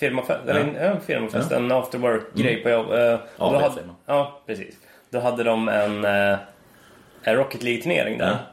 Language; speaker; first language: Swedish; native; Swedish